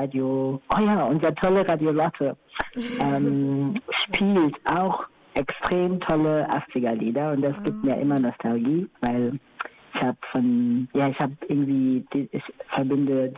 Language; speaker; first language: German; non-native, fluent; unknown